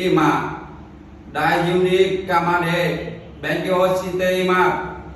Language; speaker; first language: Japanese; non-native, learner; Vietnamese